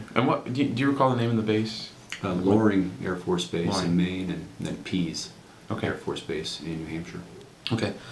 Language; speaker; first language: English; native; English